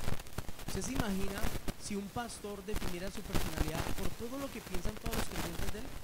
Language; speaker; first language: Spanish; native; Spanish